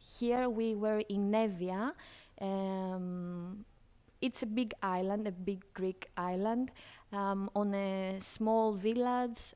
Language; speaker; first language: English; non-native, fluent; Greek